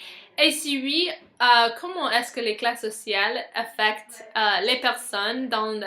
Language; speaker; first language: French; non-native, learner; English